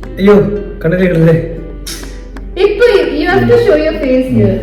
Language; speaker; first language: Malayalam; non-native, fluent; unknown